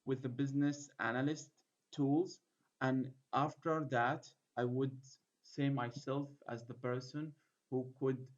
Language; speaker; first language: English; non-native, fluent; Arabic